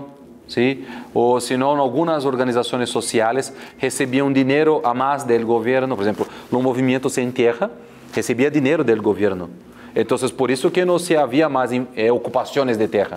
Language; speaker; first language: Spanish; non-native, fluent; Portuguese